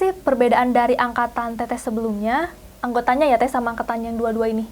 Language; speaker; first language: Indonesian; native; Indonesian